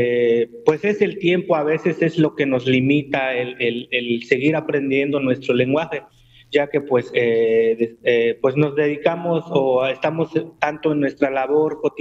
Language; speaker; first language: Spanish; non-native, local second language; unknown